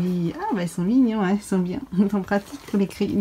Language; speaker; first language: French; native; French